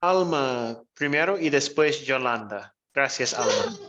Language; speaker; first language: Spanish; non-native, fluent; English